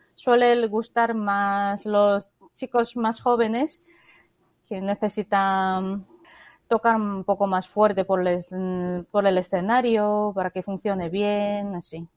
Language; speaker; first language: Spanish; non-native, fluent; Korean